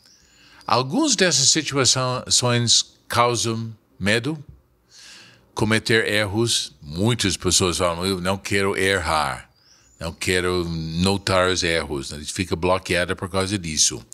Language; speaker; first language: Portuguese; non-native, fluent; English